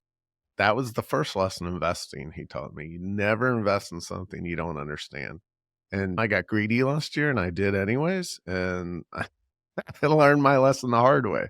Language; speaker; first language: English; native; English